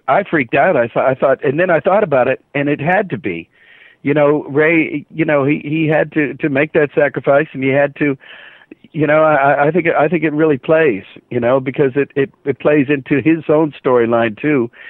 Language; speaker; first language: English; native; English